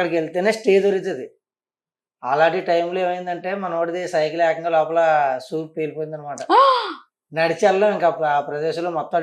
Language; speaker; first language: Telugu; native; Telugu